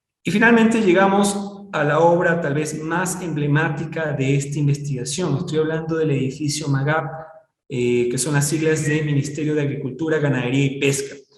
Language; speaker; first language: Spanish; native; Spanish